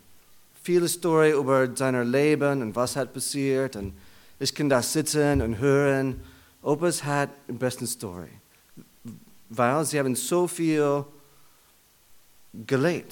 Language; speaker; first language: German; non-native, learner; English